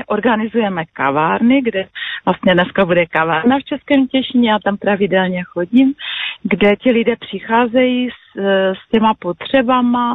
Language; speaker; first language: Czech; non-native, local second language; Polish